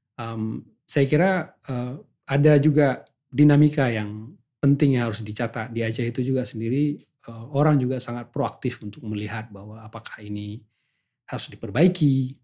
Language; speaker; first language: Indonesian; non-native, local second language; Achinese